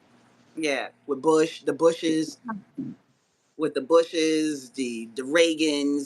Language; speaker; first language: English; native; English